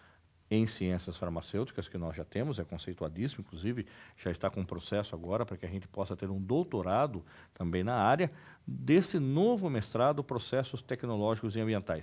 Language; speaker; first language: Portuguese; native; Portuguese